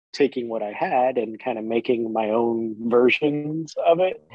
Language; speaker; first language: English; native; English